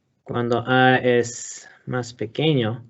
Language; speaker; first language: Spanish; non-native, learner; English